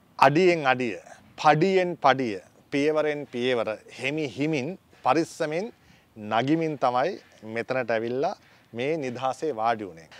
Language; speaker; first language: Sinhala; native; Sinhala